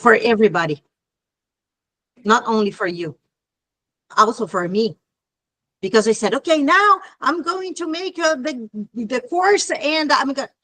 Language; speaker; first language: English; non-native, fluent; Portuguese